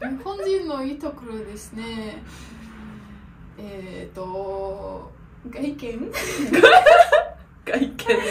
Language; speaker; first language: Japanese; non-native, learner; Russian